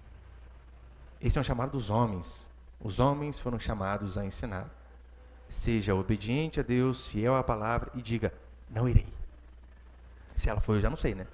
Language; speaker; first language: Portuguese; native; Portuguese